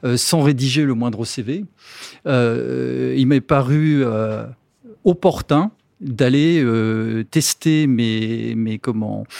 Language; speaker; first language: French; native; French